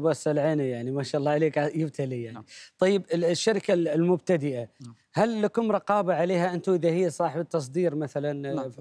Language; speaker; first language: Arabic; native; Arabic